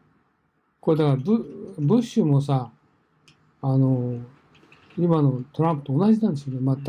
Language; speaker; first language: Japanese; native; Japanese